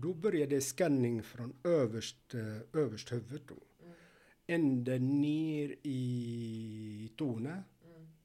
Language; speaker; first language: Swedish; non-native, fluent; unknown